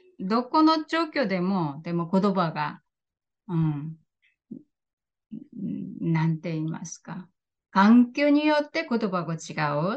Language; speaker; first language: Japanese; non-native, fluent; Korean